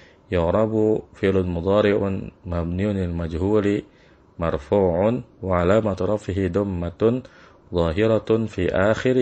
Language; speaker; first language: Arabic; non-native, fluent; Indonesian